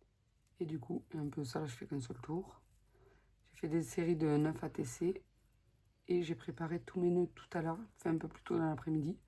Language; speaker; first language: French; native; French